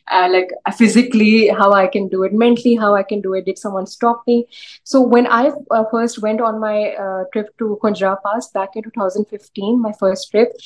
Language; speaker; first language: English; early bilingual, other home language; Urdu